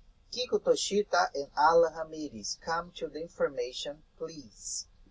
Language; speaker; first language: English; non-native, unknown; Portuguese